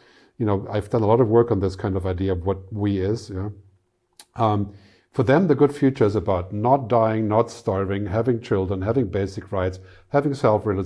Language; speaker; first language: English; non-native, fluent; German